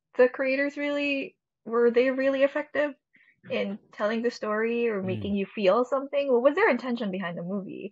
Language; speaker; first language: English; non-native, local second language; Filipino